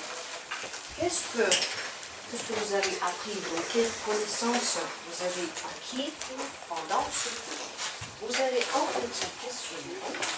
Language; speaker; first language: French; non-native, fluent; Ukrainian